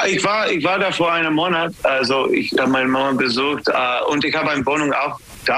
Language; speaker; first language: German; non-native, fluent; English